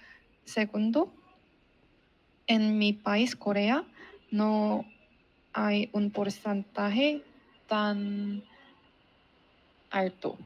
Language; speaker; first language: Spanish; non-native, learner; Korean